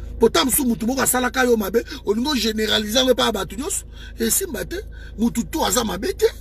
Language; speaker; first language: Lingala; native; Lingala